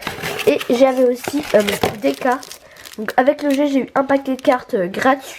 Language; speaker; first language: French; native; French